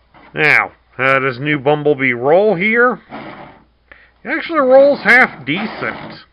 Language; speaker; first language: English; native; English